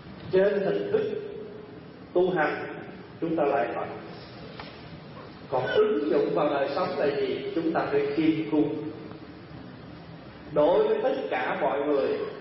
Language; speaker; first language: Vietnamese; native; Vietnamese